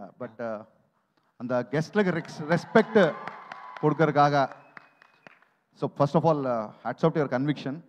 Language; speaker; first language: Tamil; non-native, learner; Telugu